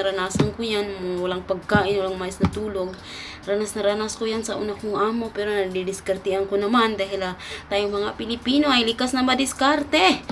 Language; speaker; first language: Filipino; non-native, local second language; Cebuano